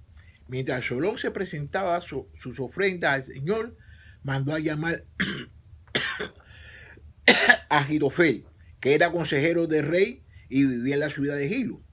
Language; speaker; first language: Spanish; native; Spanish